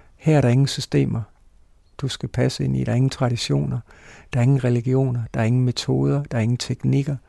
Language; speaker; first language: Danish; native; Danish